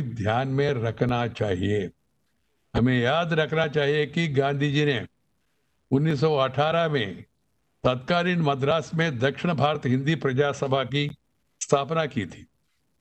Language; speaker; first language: Hindi; non-native, local second language; Telugu